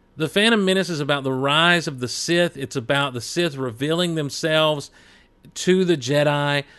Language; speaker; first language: English; native; English